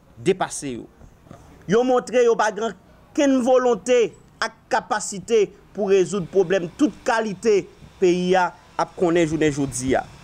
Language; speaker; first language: Haitian Creole; native; Haitian Creole